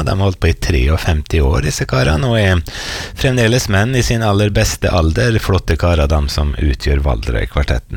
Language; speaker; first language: Norwegian; native; Norwegian